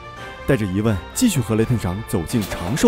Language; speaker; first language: Chinese; native; Chinese